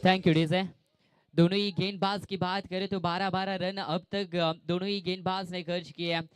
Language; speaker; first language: Hindi; non-native, local second language; Marathi